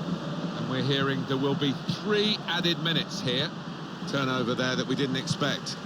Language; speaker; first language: English; native; English